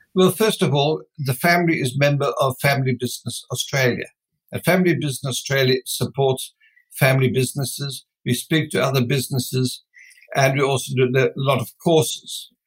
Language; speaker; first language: English; non-native, fluent; Dutch